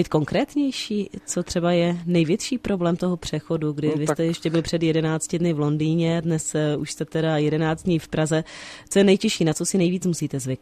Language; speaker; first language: Czech; native; Czech